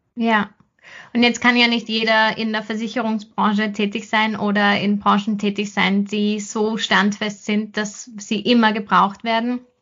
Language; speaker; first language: German; native; German